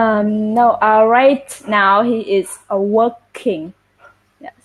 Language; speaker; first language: English; non-native, learner; Vietnamese